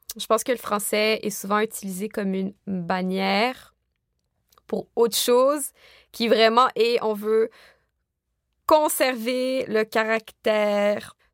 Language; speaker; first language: French; early bilingual, other home language; Arabic